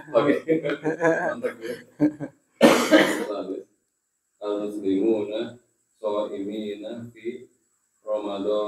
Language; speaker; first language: Arabic; non-native, learner; Indonesian